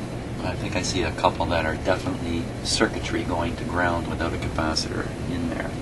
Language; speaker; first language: English; native; English